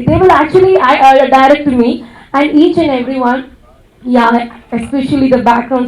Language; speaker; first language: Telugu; non-native, learner; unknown